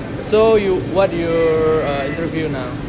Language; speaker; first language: English; non-native, learner; Indonesian